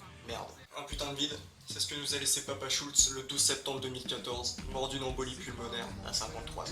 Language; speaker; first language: French; native; French